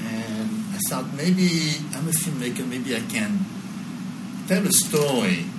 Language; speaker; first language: English; non-native, fluent; French